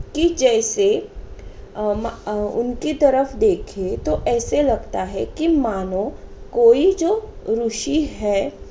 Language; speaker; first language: Hindi; non-native, local second language; Marathi